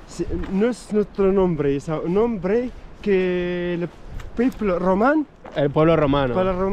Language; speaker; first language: Spanish; non-native, learner; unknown